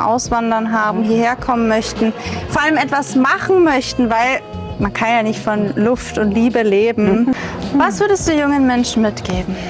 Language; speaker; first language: German; native; German